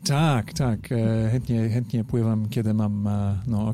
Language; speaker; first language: Polish; non-native, learner; English